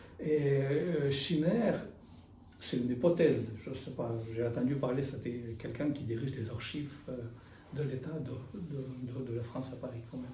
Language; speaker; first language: French; non-native, fluent; Russian